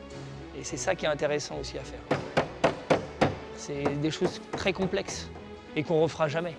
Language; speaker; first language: French; native; French